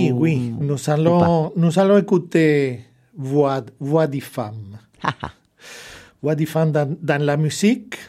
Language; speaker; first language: French; non-native, fluent; Spanish